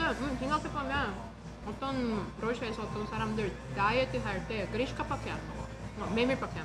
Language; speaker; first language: Korean; non-native, fluent; Russian